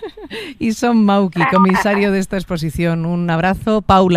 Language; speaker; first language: Spanish; native; Spanish